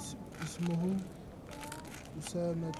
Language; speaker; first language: Arabic; non-native, learner; French